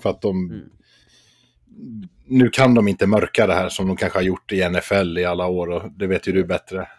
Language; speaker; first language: Swedish; native; Swedish